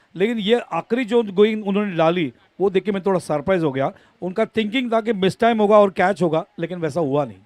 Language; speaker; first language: Hindi; non-native, local second language; Marathi